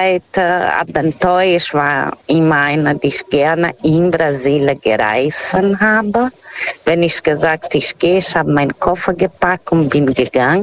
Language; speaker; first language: German; non-native, learner; Portuguese